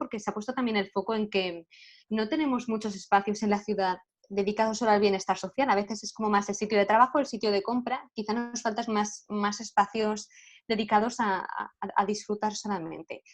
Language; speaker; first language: Spanish; native; Spanish